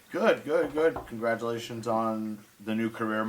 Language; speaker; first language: English; native; English